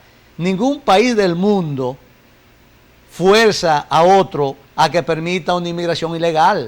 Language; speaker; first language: Spanish; native; Spanish